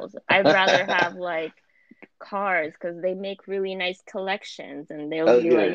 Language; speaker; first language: English; non-native, fluent; German